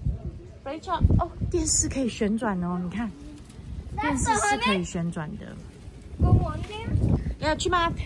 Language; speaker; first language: Chinese; native; Chinese